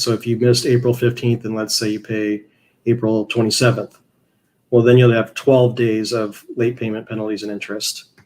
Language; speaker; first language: English; native; English